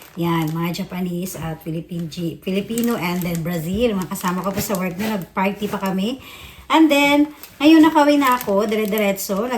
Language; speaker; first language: Filipino; native; Filipino